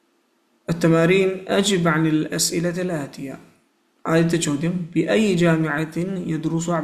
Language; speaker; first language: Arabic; non-native, fluent; Malayalam